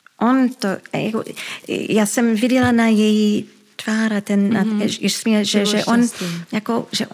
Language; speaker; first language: Czech; early bilingual, heritage; Czech